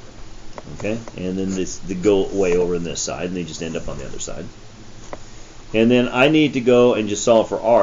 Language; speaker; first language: English; native; English